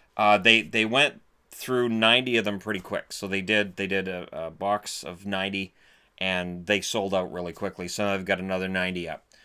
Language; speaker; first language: English; native; English